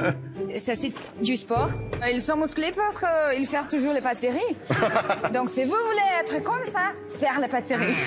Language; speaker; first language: French; non-native, learner; Portuguese